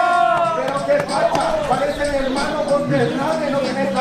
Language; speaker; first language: Spanish; native; Spanish